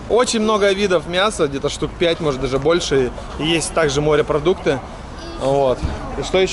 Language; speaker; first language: Russian; native; Russian